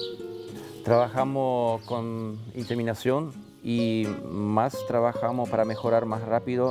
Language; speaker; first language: Spanish; non-native, local second language; German